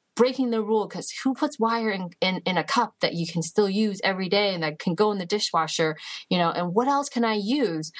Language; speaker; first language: English; early bilingual, other home language; Chinese